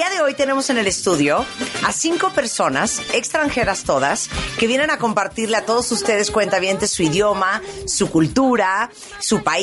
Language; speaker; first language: Spanish; native; Spanish